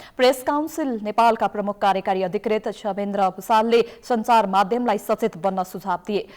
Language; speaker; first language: Nepali; native; Nepali